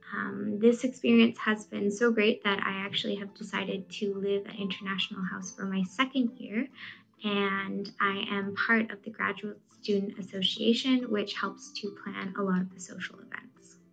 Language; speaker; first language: English; native; English